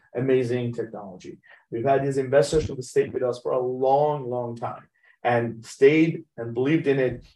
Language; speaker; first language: English; early bilingual, other home language; Persian